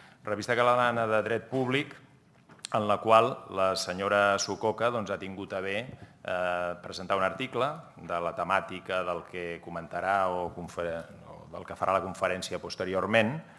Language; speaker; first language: Catalan; native; Catalan